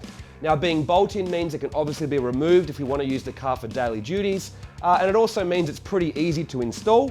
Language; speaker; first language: English; native; English